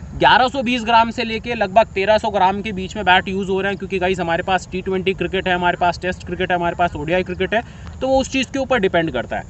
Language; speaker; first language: Hindi; native; Hindi